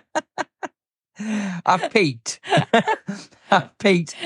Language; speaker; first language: English; native; English